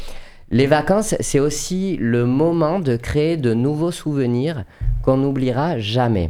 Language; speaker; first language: French; native; French